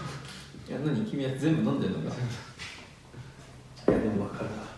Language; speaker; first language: Japanese; native; Japanese